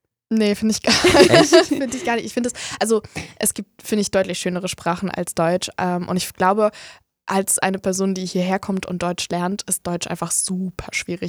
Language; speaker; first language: German; native; German